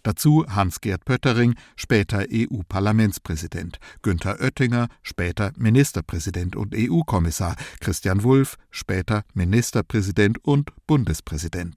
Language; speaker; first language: German; native; German